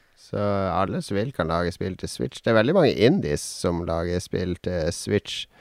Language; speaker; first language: Norwegian; native; Norwegian